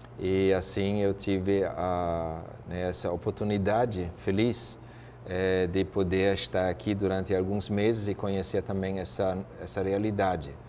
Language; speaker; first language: Portuguese; non-native, fluent; German